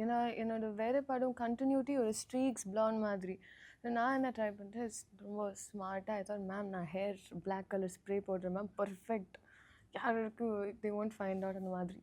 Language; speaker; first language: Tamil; non-native, learner; Telugu